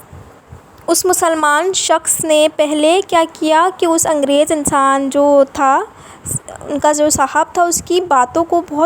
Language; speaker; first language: Urdu; non-native, local second language; Sindhi